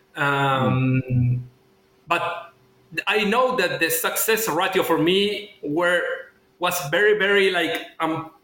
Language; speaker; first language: English; non-native, fluent; Spanish